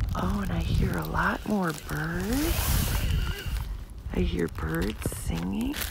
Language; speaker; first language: English; native; English